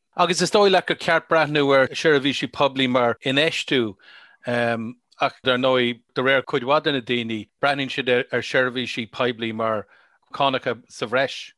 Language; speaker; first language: Irish; non-native, local second language; English